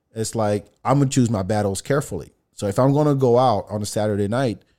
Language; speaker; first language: English; non-native, fluent; French